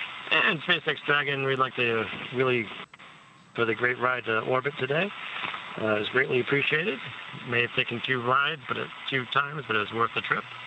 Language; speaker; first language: English; non-native, fluent; Arabic